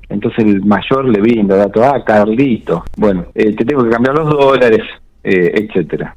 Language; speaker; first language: Spanish; native; Spanish